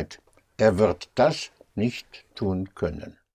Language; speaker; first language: German; non-native, fluent; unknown